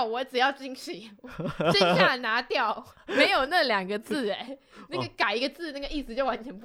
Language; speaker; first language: Chinese; native; Chinese